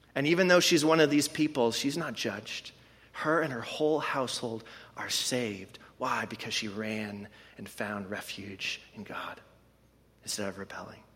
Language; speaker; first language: English; native; English